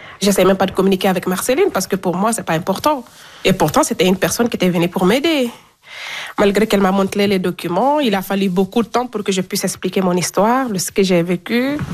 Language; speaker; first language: French; non-native, local second language; Fula